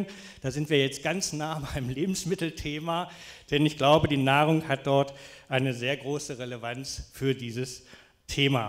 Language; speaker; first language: German; native; German